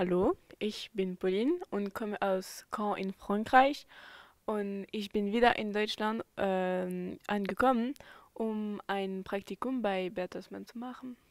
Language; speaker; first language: German; non-native, fluent; French